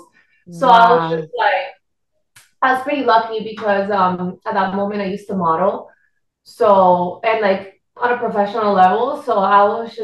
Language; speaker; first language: English; non-native, fluent; Spanish